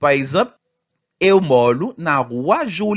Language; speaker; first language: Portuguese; non-native, fluent; Haitian Creole